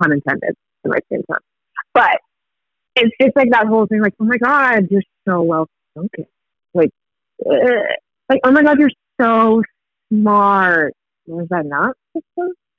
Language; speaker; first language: English; early bilingual, other home language; Swahili